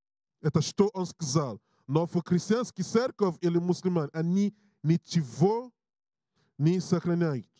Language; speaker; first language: Russian; non-native, learner; English